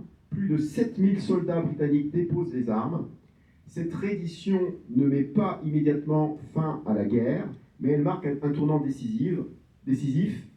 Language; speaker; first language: French; native; French